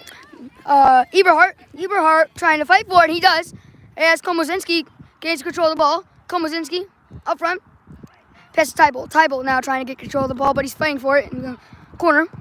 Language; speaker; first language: English; native; English